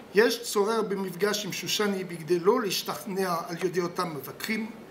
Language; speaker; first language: Hebrew; non-native, fluent; French